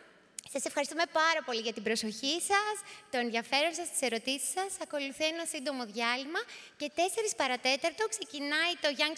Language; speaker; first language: Greek; native; Greek